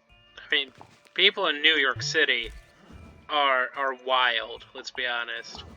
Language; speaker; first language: English; native; English